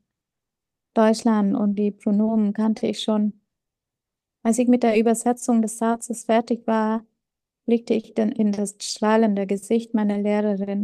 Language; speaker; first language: German; early bilingual, other home language; Vietnamese